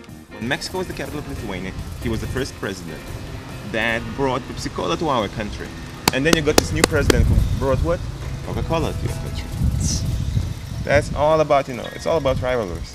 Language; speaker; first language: English; non-native, fluent; Lithuanian